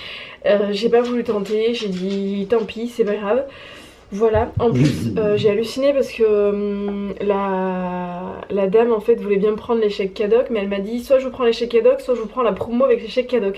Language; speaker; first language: French; native; French